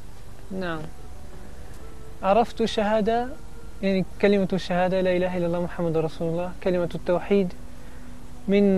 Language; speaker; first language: Arabic; non-native, learner; Italian